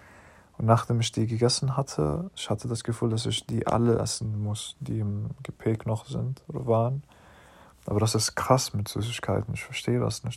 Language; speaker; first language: German; non-native, learner; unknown